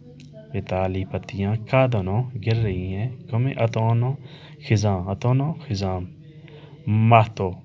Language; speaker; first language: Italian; non-native, learner; Urdu